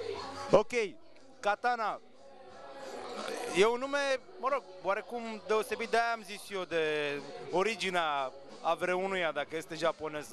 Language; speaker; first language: Romanian; native; Romanian